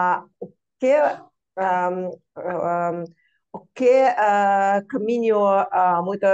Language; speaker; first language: Portuguese; non-native, learner; Russian